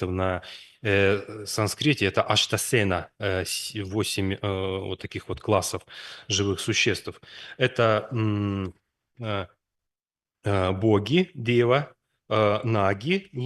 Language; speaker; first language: Russian; native; Russian